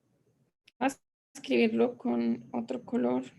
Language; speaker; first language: Spanish; native; Spanish